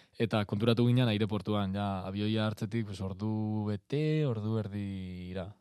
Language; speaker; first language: Basque; native; Basque